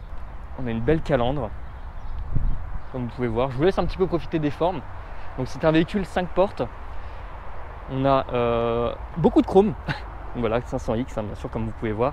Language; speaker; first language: French; native; French